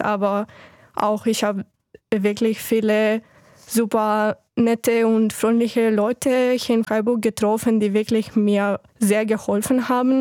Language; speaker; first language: German; non-native, fluent; Ukrainian